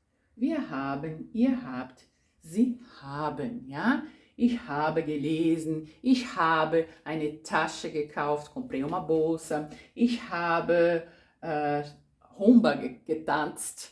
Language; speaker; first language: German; non-native, fluent; Portuguese